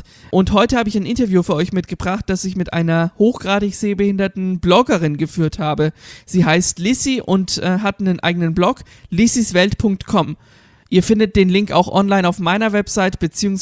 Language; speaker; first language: German; native; German